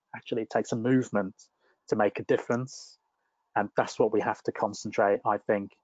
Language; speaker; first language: English; native; English